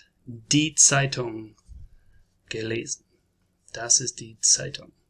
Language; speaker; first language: German; non-native, learner; English